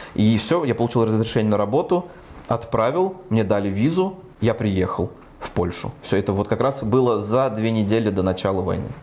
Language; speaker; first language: Russian; native; Russian